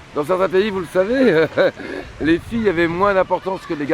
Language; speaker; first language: French; native; French